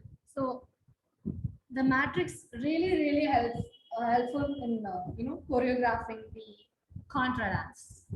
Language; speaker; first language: English; non-native, local second language; Tamil